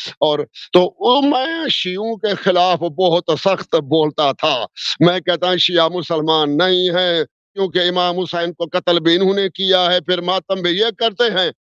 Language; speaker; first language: Urdu; non-native, local second language; Sindhi